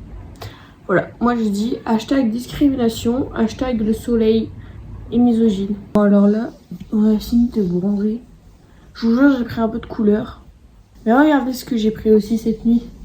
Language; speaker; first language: French; native; French